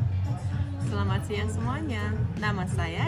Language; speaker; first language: Indonesian; non-native, fluent; Russian